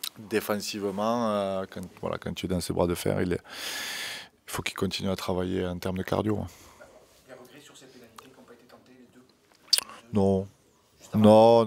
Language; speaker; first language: French; native; French